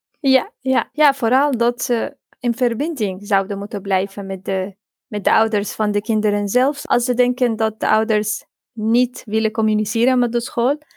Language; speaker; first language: Dutch; non-native, fluent; Arabic